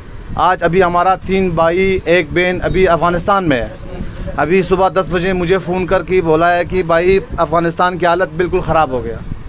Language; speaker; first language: Hindi; non-native, fluent; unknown